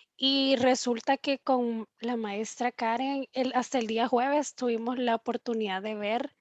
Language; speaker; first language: Spanish; native; Spanish